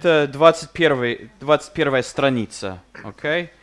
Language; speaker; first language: Russian; non-native, fluent; English